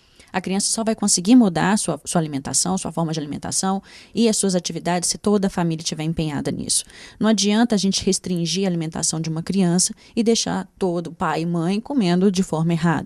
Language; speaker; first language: Portuguese; native; Portuguese